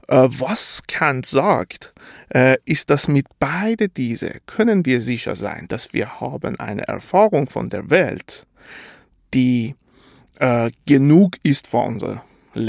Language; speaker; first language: German; non-native, fluent; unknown